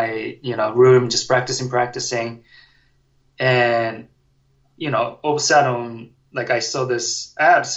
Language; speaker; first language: English; non-native, fluent; Japanese